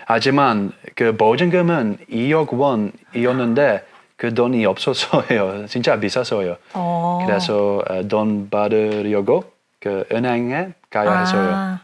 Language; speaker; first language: Korean; non-native, learner; Dutch